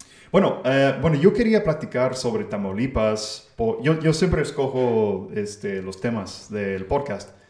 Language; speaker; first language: Spanish; non-native, fluent; English